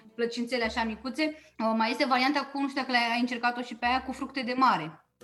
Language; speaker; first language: Romanian; native; Romanian